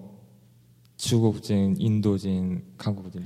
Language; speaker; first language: Japanese; non-native, fluent; English